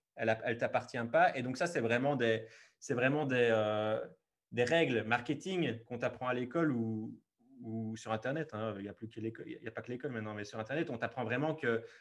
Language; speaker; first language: French; native; French